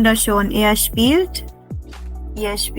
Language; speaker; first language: German; non-native, fluent; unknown